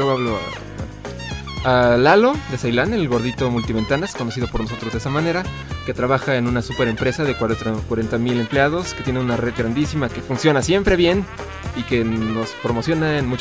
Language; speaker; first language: Spanish; native; Spanish